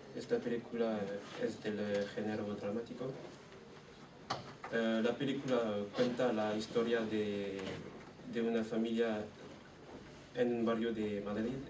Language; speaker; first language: Spanish; non-native, learner; French